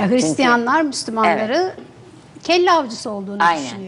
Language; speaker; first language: Turkish; native; Turkish